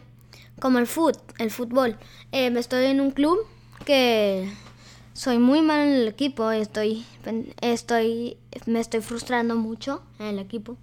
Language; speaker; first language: Spanish; early bilingual, heritage; Spanish